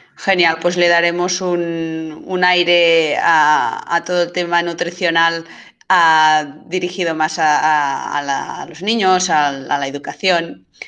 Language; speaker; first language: Spanish; non-native, local second language; Catalan